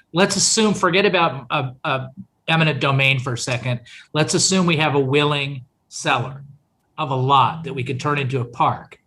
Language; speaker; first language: English; native; English